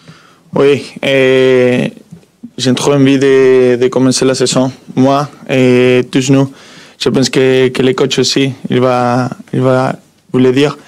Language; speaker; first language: French; non-native, fluent; Spanish